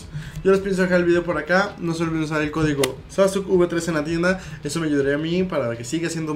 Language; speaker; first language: Spanish; native; Spanish